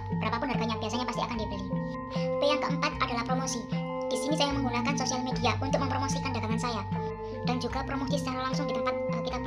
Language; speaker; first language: Indonesian; native; Indonesian